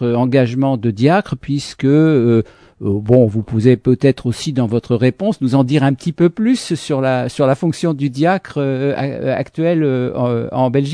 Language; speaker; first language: French; native; French